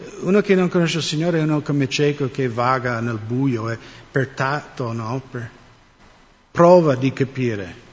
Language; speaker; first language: Italian; non-native, fluent; English